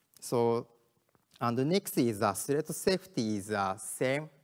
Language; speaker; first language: English; non-native, learner; Japanese